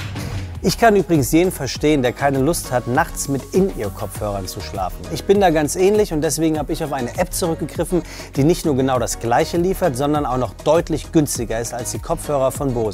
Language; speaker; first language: German; native; German